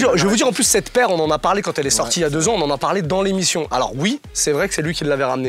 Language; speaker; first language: French; native; French